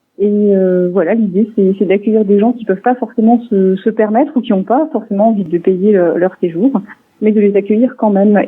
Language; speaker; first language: French; non-native, local second language; Swiss German